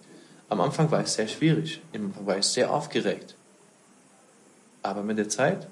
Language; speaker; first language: German; non-native, fluent; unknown